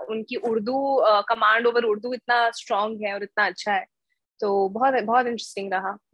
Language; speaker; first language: Hindi; native; Hindi